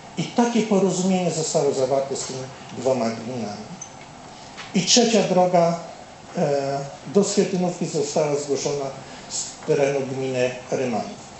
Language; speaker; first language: Polish; native; Polish